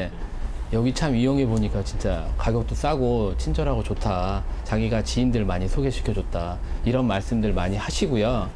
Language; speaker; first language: Korean; native; Korean